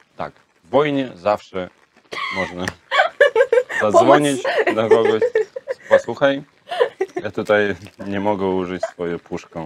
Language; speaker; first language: Polish; non-native, learner; Russian